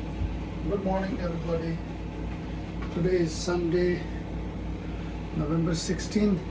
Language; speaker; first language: English; non-native, learner; Tibetan